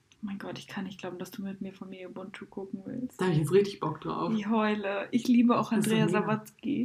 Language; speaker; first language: German; native; German